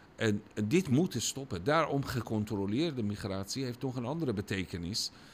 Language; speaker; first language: Dutch; non-native, fluent; Persian